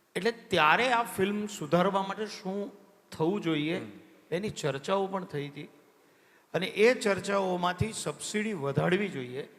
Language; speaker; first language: Gujarati; native; Gujarati